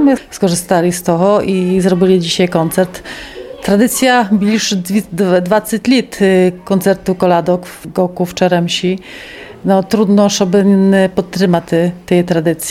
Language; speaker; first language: Polish; non-native, local second language; Ukrainian